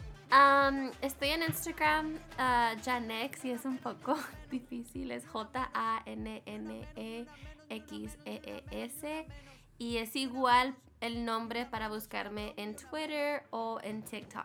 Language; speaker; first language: Spanish; early bilingual, heritage; Spanish